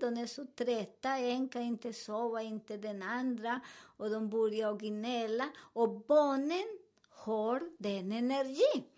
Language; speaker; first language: Swedish; non-native, fluent; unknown